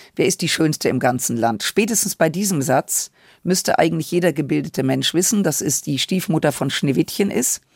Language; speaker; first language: German; native; German